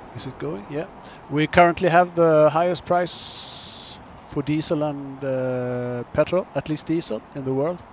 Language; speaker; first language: English; non-native, fluent; Swedish